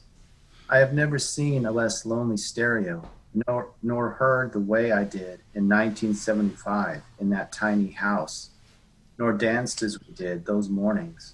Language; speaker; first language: English; native; English